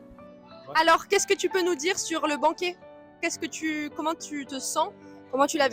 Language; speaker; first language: French; native; French